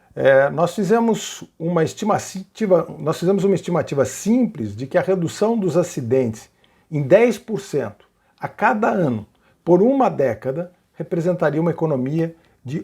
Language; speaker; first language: Portuguese; native; Portuguese